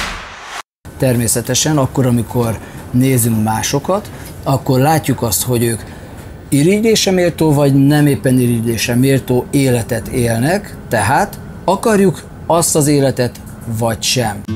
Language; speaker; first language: Hungarian; native; Hungarian